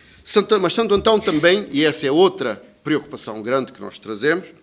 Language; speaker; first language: Portuguese; native; Portuguese